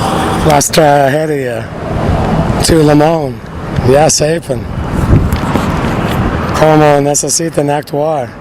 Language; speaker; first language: Spanish; non-native, learner; English